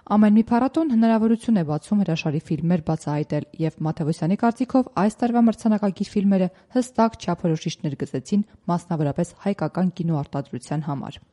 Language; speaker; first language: Armenian; native; Armenian